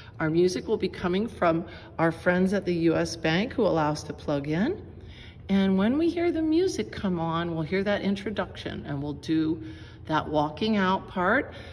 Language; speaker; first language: English; native; English